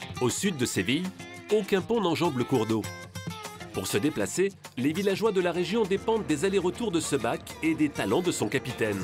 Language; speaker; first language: French; native; French